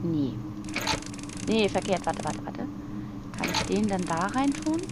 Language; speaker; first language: German; native; German